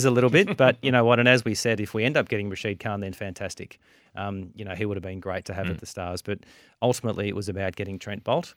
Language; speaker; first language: English; native; English